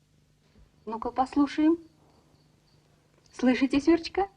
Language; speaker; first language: Russian; native; Russian